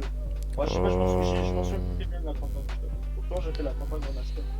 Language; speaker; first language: French; native; French